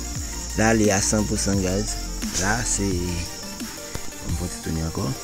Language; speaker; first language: French; non-native, learner; Haitian Creole